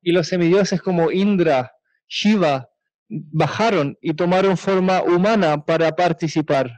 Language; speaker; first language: Spanish; native; Spanish